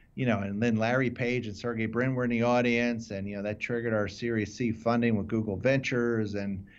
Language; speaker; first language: English; native; English